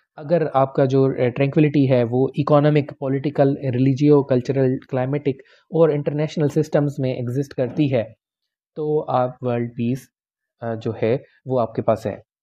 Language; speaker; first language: Urdu; non-native, local second language; Punjabi